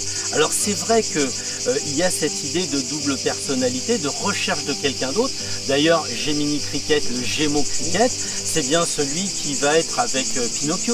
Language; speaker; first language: French; native; French